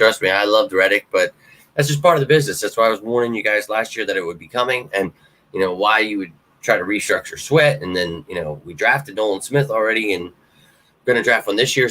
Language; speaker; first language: English; native; English